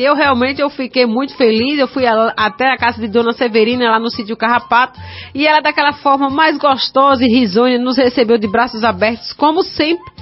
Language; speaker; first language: Portuguese; native; Portuguese